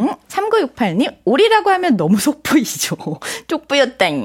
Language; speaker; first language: Korean; native; Korean